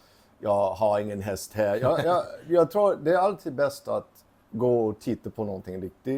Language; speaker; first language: Swedish; non-native, fluent; English